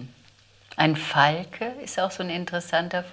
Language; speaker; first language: German; native; German